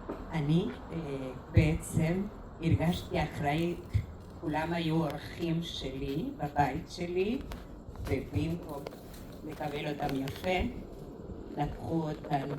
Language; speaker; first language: Hebrew; non-native, fluent; Spanish